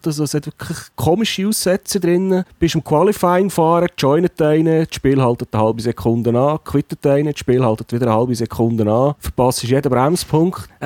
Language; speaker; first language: German; native; German